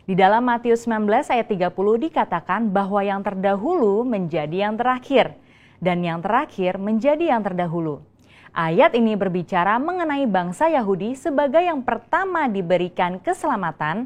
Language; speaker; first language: Indonesian; native; Indonesian